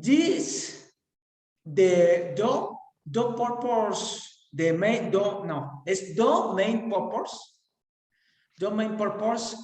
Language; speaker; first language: English; non-native, learner; Spanish